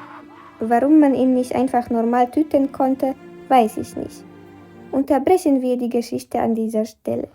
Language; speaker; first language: German; non-native, fluent; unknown